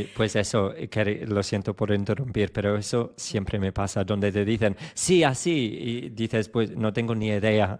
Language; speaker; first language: Spanish; non-native, fluent; English